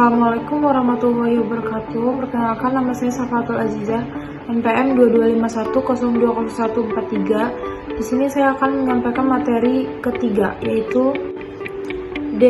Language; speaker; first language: Indonesian; native; Indonesian